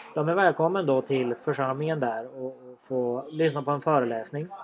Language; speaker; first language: Swedish; native; Swedish